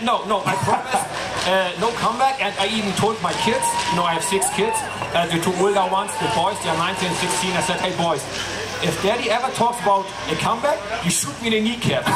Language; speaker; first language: English; non-native, fluent; German